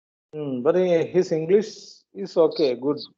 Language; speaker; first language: English; non-native, learner; Malayalam